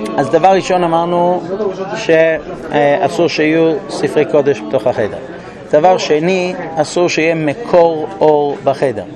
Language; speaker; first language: Hebrew; non-native, fluent; English